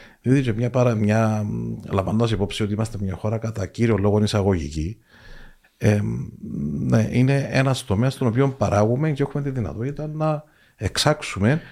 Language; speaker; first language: Greek; native; Greek